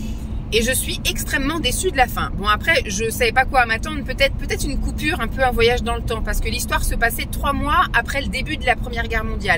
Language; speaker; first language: French; native; French